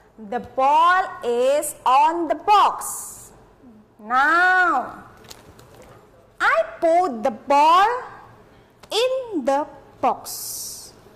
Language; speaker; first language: English; non-native, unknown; Indonesian